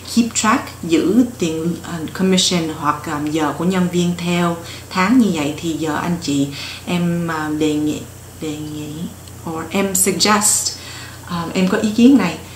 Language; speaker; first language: Vietnamese; early bilingual, heritage; Vietnamese